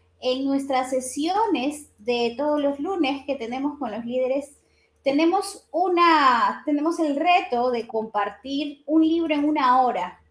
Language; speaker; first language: Spanish; native; Spanish